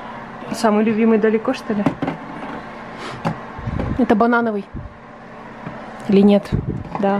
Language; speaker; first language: Russian; native; Russian